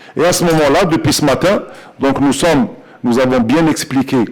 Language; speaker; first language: French; non-native, local second language; Arabic